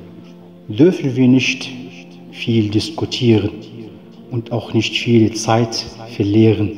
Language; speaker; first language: German; non-native, fluent; Arabic